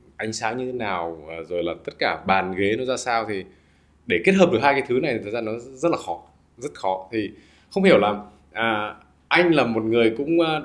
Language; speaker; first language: Vietnamese; native; Vietnamese